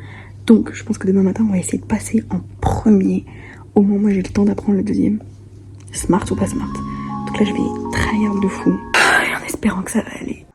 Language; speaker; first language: French; native; French